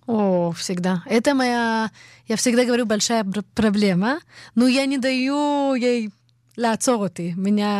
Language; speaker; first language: Russian; early bilingual, heritage; Hebrew